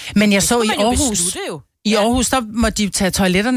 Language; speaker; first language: Danish; native; Danish